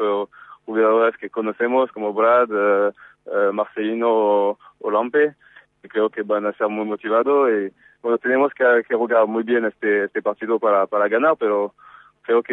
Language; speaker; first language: Spanish; non-native, fluent; French